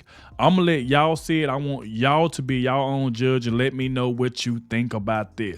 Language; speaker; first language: English; native; English